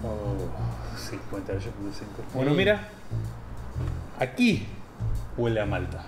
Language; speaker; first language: Spanish; native; Spanish